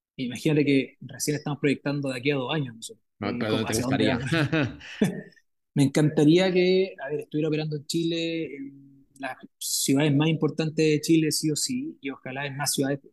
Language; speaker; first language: Spanish; native; Spanish